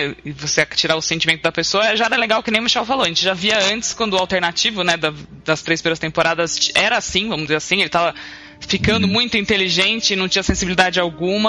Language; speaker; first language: Portuguese; native; Portuguese